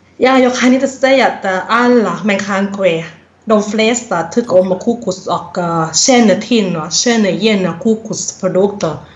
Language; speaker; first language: Swedish; non-native, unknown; Thai